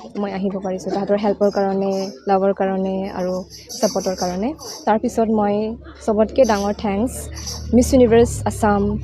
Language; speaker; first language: Assamese; non-native, local second language; Bodo